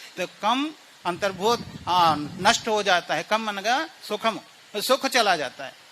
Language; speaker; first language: Hindi; non-native, local second language; Telugu